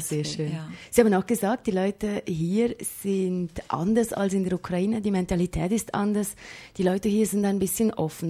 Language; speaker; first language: German; native; German